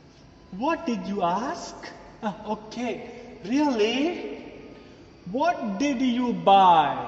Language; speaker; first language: English; non-native, fluent; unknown